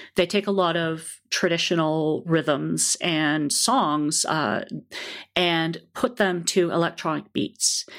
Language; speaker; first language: English; native; English